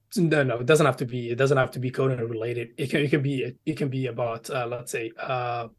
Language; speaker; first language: English; early bilingual, other home language; Arabic